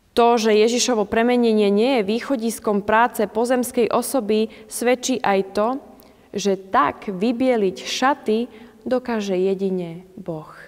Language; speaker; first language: Slovak; native; Slovak